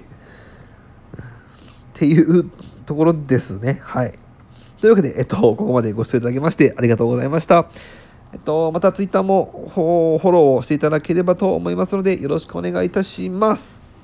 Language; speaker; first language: Japanese; native; Japanese